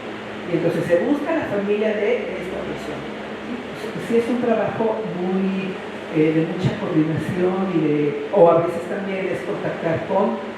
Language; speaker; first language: Spanish; native; Spanish